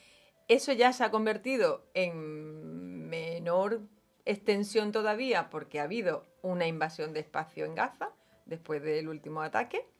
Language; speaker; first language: Spanish; native; Spanish